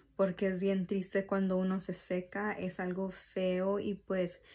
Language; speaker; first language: Spanish; early bilingual, heritage; Spanish